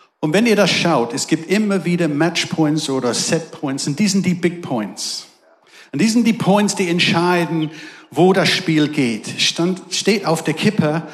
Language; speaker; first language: German; non-native, fluent; English